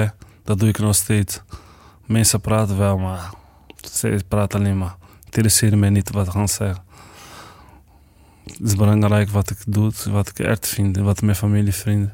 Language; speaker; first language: Dutch; non-native, learner; Portuguese